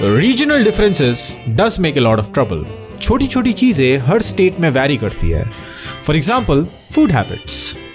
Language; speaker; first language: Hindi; non-native, local second language; Bangla